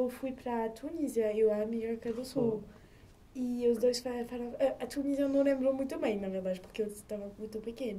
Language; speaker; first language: Portuguese; non-native, learner; French